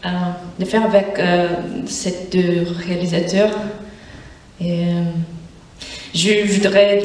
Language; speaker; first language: French; non-native, learner; Portuguese